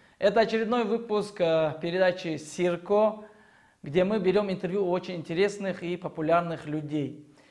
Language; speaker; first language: Russian; non-native, local second language; Tajik